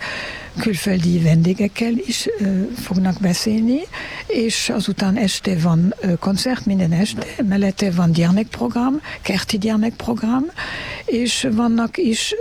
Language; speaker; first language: Hungarian; non-native, learner; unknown